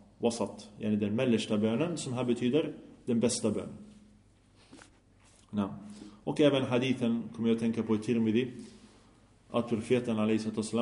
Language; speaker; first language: Swedish; early bilingual, other home language; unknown